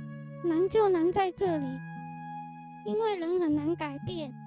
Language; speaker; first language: Chinese; native; Chinese